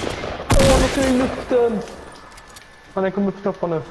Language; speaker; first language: Swedish; early bilingual, other home language; Turkish